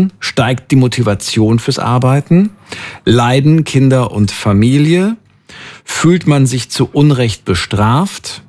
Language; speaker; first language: German; native; German